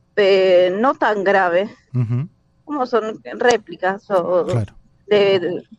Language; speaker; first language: Spanish; native; Spanish